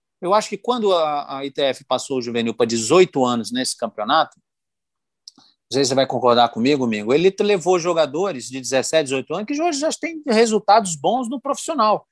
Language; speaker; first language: Portuguese; native; Portuguese